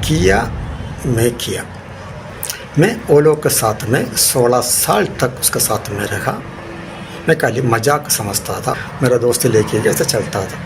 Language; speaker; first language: Hindi; non-native, local second language; Malayalam